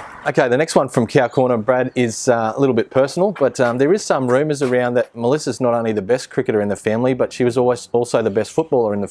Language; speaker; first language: English; native; English